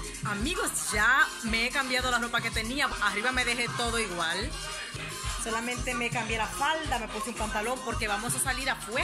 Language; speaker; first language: Spanish; native; Spanish